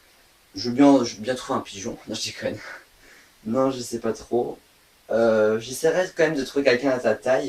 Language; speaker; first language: French; native; French